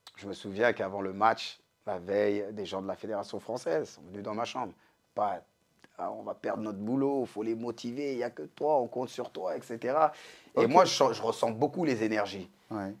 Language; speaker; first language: French; native; French